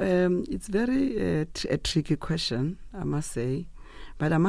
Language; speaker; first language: English; non-native, local second language; Tswana